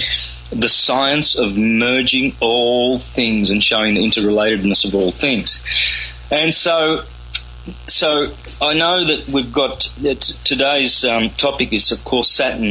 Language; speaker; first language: English; native; English